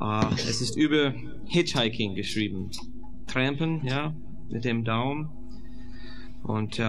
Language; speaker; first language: German; non-native, fluent; English